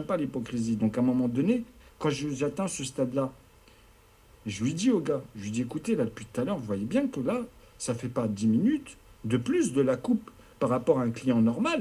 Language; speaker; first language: French; native; French